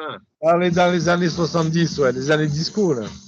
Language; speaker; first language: French; native; French